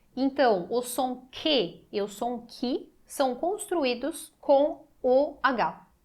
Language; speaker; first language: Portuguese; non-native, fluent; Italian